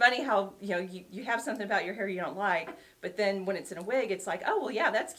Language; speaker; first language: English; native; English